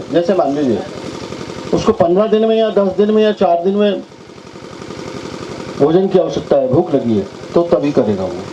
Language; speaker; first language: Hindi; native; Hindi